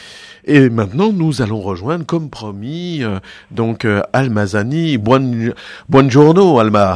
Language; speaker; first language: French; native; French